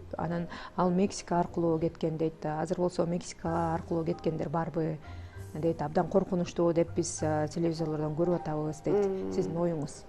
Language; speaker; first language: Kyrgyz; native; Kyrgyz